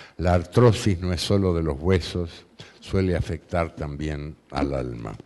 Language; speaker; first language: Spanish; native; Spanish